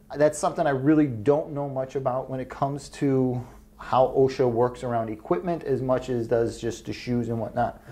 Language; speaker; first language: English; native; English